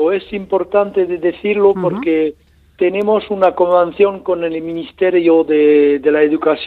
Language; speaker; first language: Spanish; non-native, learner; French